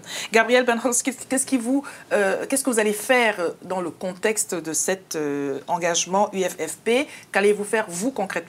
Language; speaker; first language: French; native; French